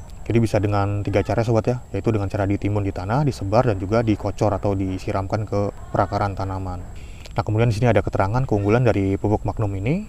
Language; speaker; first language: Indonesian; native; Indonesian